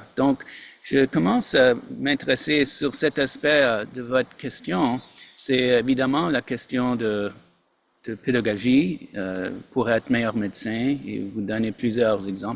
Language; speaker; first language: French; non-native, fluent; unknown